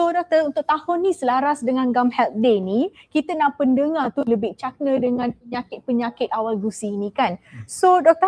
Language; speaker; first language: Malay; native; Malay